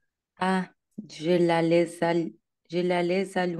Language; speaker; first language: French; non-native, learner; Spanish